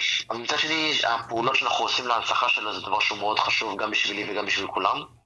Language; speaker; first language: Hebrew; native; Hebrew